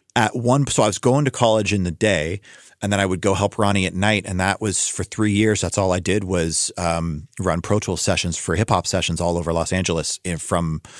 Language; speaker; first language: English; native; English